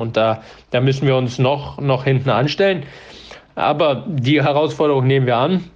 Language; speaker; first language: German; native; German